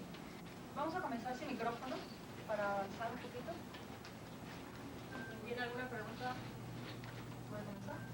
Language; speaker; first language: Spanish; native; Spanish